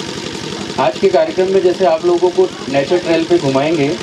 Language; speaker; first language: Hindi; native; Hindi